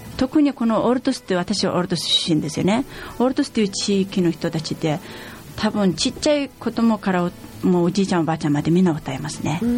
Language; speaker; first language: Japanese; non-native, fluent; Mongolian